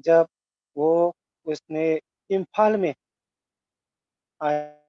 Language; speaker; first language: Hindi; non-native, local second language; Manipuri